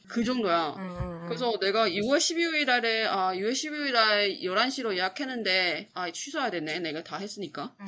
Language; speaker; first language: Korean; non-native, fluent; Chinese